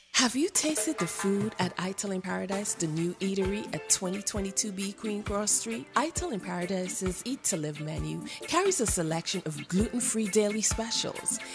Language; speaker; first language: English; native; English